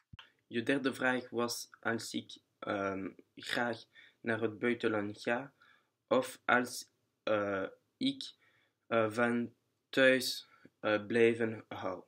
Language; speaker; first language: Dutch; non-native, learner; French